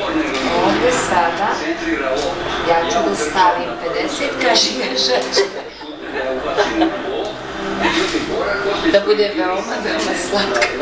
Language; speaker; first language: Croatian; early bilingual, heritage; Croatian